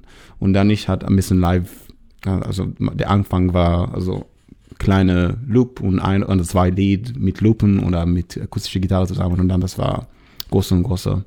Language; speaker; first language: German; non-native, learner; Hebrew